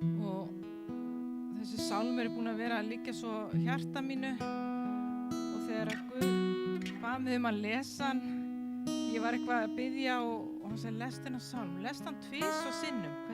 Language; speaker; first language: Icelandic; non-native, fluent; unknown